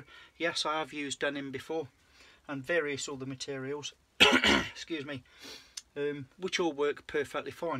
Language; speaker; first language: English; native; English